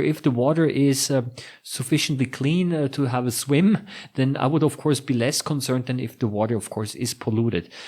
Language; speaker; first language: English; non-native, fluent; German